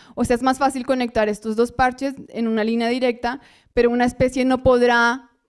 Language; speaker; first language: Spanish; native; Spanish